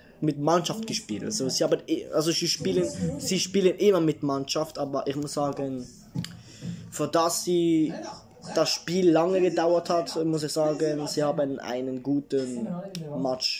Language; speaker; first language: German; early bilingual, other home language; Italian